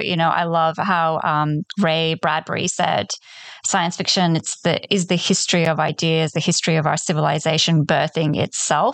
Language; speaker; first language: English; non-native, fluent; Polish